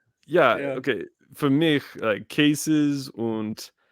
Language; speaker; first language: German; non-native, learner; English